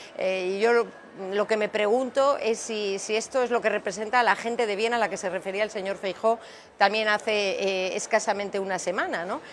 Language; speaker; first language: Spanish; native; Spanish